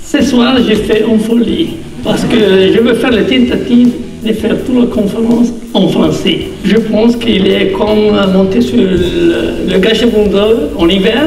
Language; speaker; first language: French; non-native, learner; Italian